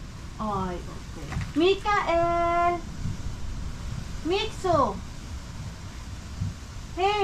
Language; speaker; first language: Finnish; non-native, learner; Filipino